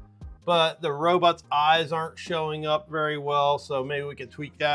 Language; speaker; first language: English; native; English